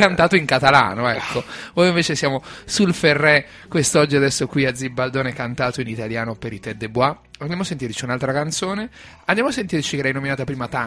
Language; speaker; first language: Italian; native; Italian